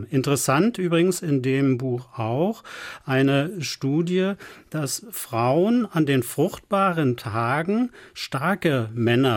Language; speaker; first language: German; native; German